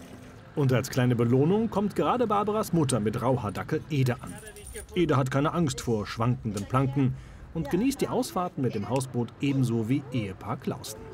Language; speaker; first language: German; native; German